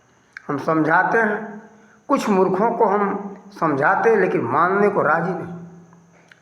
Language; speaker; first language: Hindi; native; Hindi